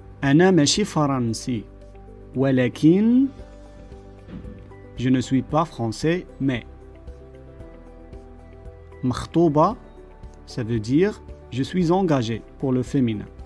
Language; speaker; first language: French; non-native, local second language; Arabic